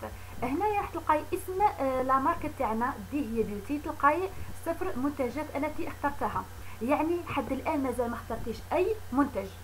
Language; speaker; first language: Arabic; native; Arabic